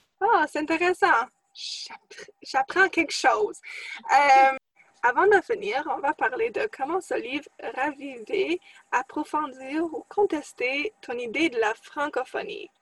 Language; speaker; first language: French; non-native, fluent; English